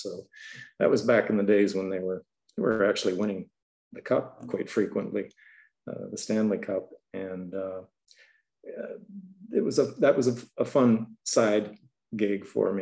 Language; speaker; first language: English; native; English